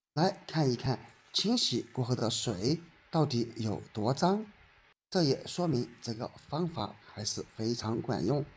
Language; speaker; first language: Chinese; native; Chinese